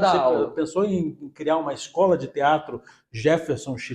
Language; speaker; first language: Portuguese; native; Portuguese